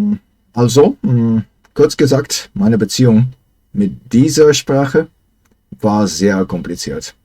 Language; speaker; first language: German; non-native, learner; Slovak